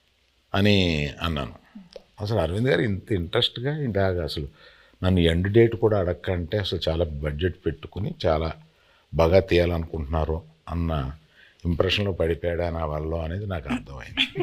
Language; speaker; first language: Telugu; native; Telugu